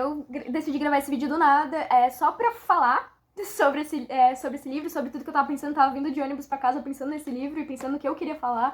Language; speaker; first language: Portuguese; native; Portuguese